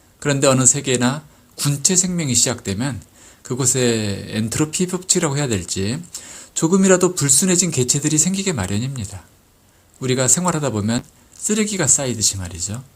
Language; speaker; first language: Korean; native; Korean